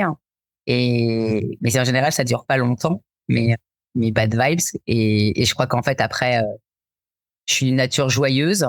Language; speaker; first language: French; native; French